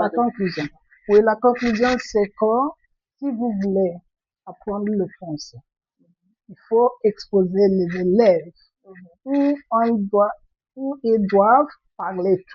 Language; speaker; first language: French; non-native, fluent; Igbo